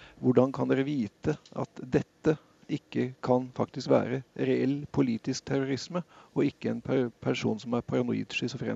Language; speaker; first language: Norwegian; native; Norwegian